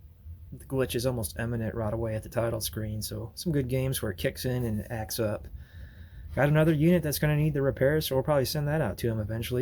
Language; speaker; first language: English; native; English